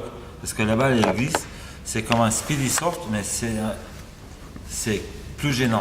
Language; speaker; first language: French; non-native, fluent; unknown